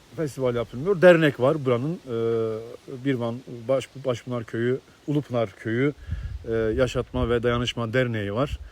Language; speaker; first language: Turkish; native; Turkish